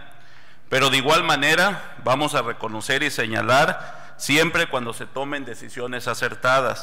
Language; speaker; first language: Spanish; native; Spanish